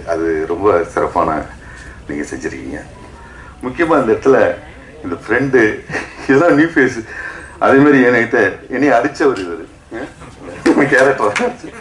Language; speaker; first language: Tamil; native; Tamil